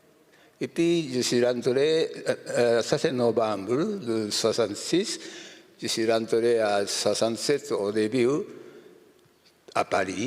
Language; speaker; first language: French; non-native, learner; Japanese